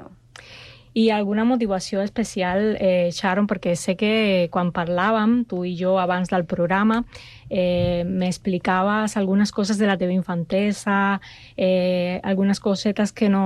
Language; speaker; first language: Catalan; non-native, fluent; Spanish